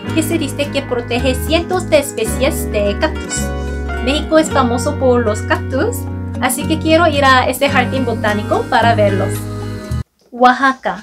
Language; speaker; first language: Spanish; non-native, fluent; Korean